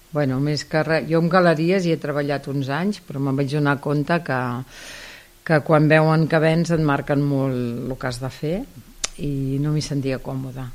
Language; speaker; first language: Catalan; native; Catalan